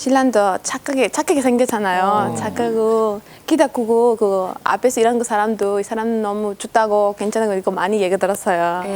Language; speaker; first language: Korean; non-native, learner; Spanish